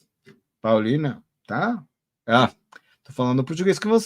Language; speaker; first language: Portuguese; non-native, learner; Spanish